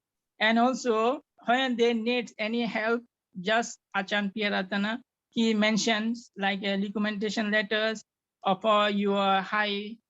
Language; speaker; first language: English; non-native, fluent; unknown